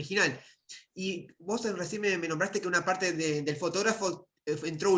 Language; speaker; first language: Spanish; native; Spanish